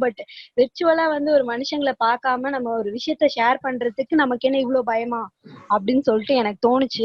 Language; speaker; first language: Tamil; native; Tamil